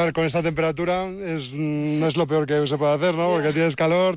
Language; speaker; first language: Spanish; native; Spanish